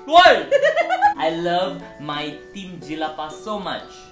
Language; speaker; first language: English; non-native, local second language; Malay